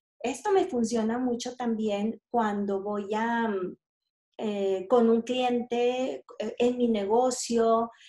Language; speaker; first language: Spanish; native; Spanish